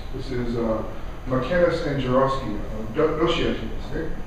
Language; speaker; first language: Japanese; non-native, learner; English